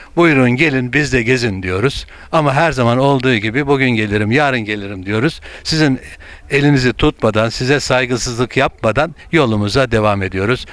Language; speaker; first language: Turkish; native; Turkish